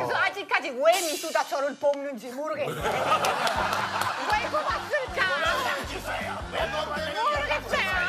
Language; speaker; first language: Korean; non-native, fluent; Italian